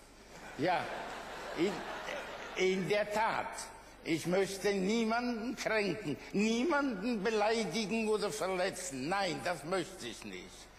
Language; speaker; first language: German; early bilingual, other home language; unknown